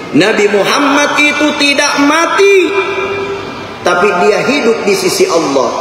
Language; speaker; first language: Malay; non-native, local second language; Buginese